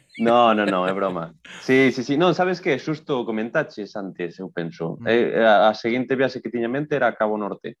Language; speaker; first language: Galician; non-native, local second language; Spanish